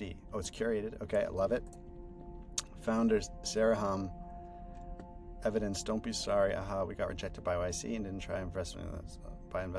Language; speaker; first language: English; native; English